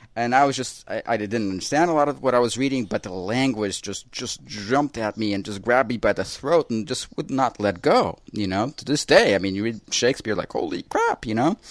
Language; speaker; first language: English; early bilingual, other home language; Russian